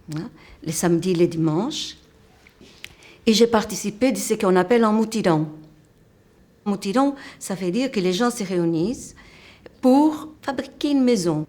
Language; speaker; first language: French; non-native, fluent; Portuguese